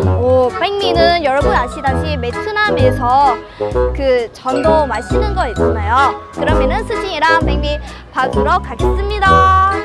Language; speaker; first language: Korean; non-native, learner; Vietnamese